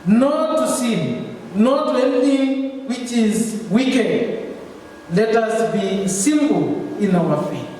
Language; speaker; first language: English; non-native, local second language; Swahili